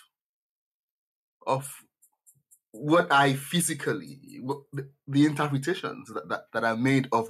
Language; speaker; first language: English; non-native, local second language; Yoruba